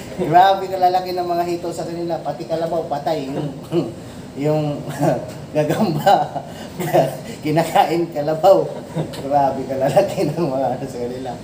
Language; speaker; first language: Filipino; non-native, local second language; Cebuano